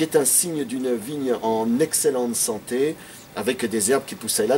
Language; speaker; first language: French; native; French